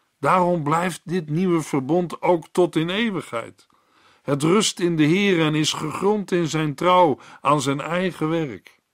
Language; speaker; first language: Dutch; native; Dutch